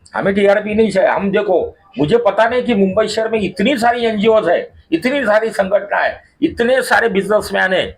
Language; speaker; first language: Hindi; non-native, local second language; Marathi